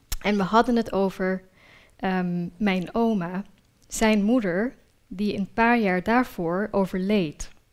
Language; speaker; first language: Dutch; early bilingual, other home language; Urdu